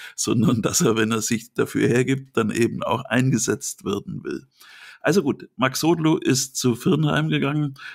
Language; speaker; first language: German; native; German